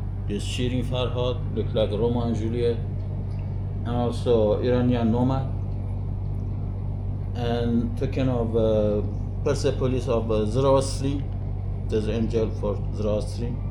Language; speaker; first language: English; non-native, learner; Persian